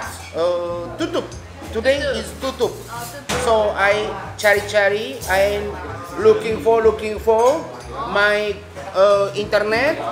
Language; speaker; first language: English; non-native, learner; Indonesian